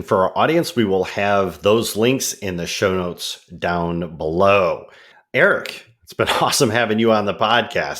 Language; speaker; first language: English; native; English